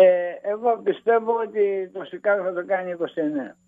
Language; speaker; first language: Greek; native; Greek